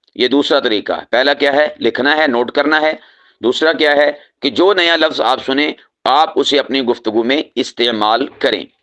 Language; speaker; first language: Urdu; native; Urdu